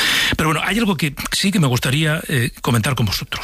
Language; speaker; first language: Spanish; native; Spanish